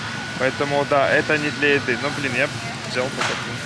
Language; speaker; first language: Russian; native; Russian